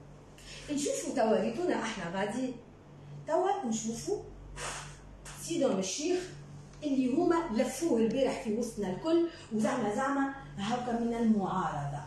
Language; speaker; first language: Arabic; native; Arabic